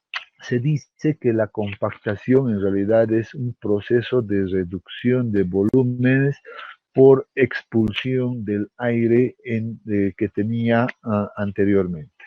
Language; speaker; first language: Spanish; native; Spanish